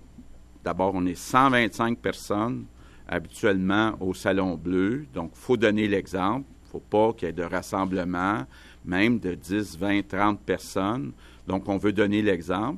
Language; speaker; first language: French; native; French